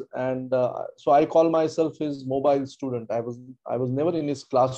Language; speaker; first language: English; non-native, local second language; Marathi